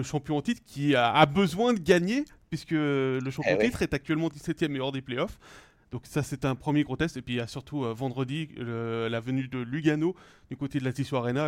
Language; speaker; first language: French; native; French